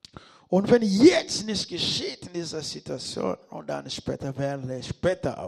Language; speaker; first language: German; non-native, learner; Lingala